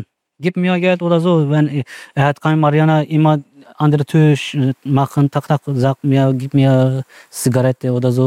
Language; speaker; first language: German; non-native, learner; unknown